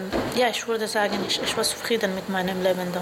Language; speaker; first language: German; non-native, fluent; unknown